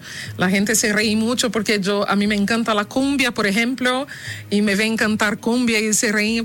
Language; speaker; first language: Spanish; non-native, fluent; Portuguese